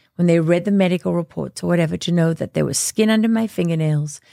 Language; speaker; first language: English; native; English